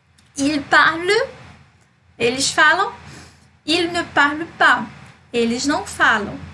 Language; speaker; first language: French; non-native, fluent; Portuguese